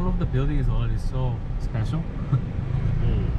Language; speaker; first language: English; non-native, fluent; Korean